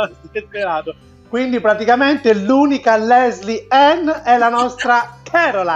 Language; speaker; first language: Italian; native; Italian